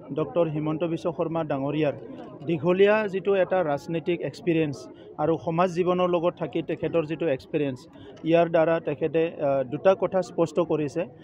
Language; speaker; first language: Assamese; non-native, local second language; Bodo